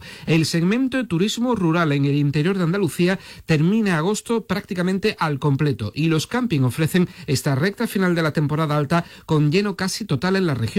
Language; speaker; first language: Spanish; native; Spanish